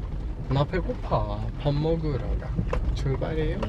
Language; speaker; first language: Korean; non-native, learner; Nyanja